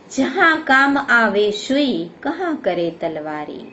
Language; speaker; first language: Hindi; non-native, local second language; Gujarati